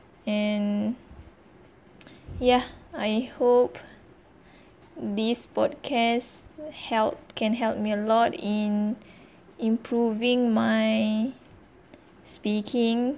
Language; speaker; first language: English; non-native, learner; Malay